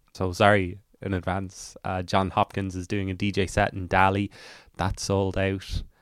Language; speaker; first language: English; native; English